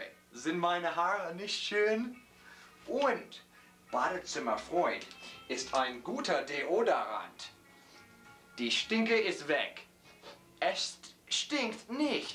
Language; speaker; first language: German; non-native, learner; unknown